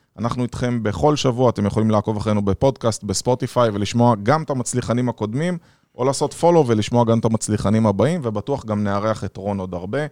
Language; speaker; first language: Hebrew; native; Hebrew